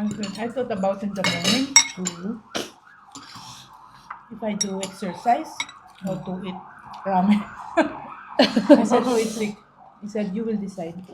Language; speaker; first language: English; non-native, fluent; Filipino